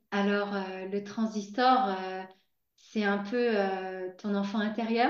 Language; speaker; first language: French; native; French